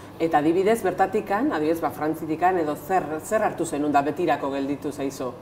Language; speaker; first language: Basque; native; Basque